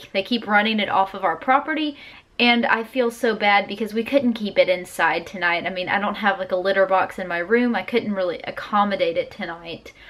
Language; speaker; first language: English; native; English